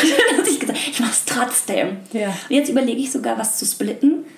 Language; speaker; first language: German; native; German